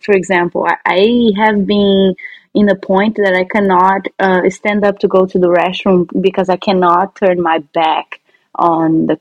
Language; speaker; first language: English; non-native, fluent; Portuguese